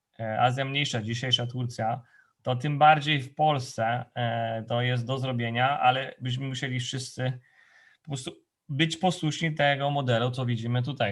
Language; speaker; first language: Polish; non-native, fluent; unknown